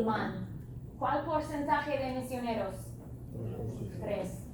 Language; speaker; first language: Spanish; non-native, fluent; English